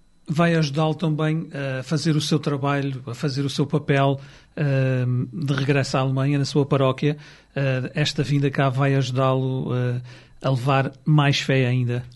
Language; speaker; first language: Portuguese; native; Portuguese